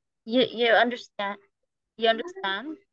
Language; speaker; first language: English; non-native, fluent; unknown